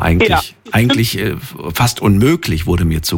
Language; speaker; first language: German; native; German